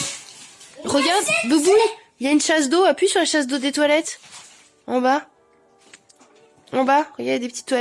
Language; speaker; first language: French; native; French